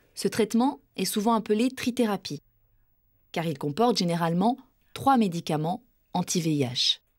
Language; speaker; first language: French; native; French